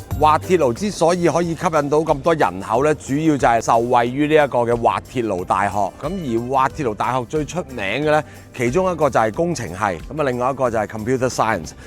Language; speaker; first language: Cantonese; native; Cantonese